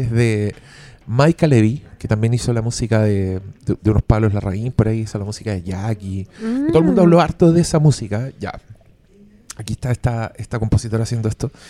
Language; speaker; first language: Spanish; native; Spanish